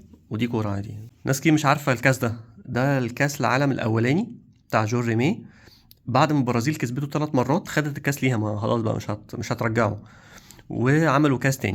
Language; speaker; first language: Arabic; native; Arabic